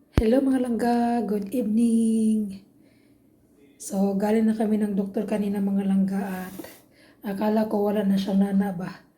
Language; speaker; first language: Filipino; non-native, local second language; Cebuano